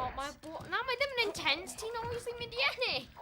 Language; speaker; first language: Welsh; non-native, local second language; English